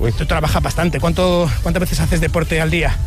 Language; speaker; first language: Spanish; native; Spanish